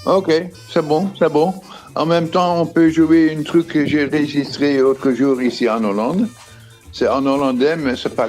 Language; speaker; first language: French; non-native, fluent; Dutch